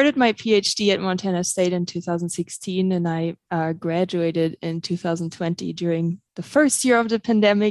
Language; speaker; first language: English; non-native, fluent; German